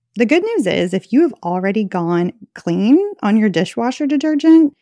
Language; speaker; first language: English; native; English